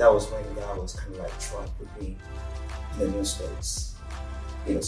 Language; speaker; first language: English; non-native, local second language; Yoruba